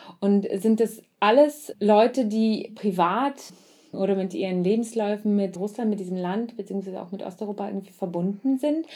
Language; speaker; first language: German; early bilingual, other home language; Russian